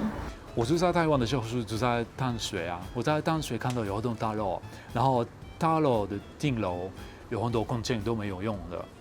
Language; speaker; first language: Chinese; non-native, fluent; French